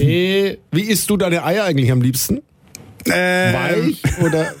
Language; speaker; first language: German; native; German